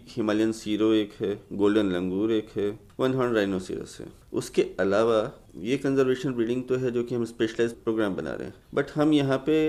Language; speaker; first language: Hindi; native; Hindi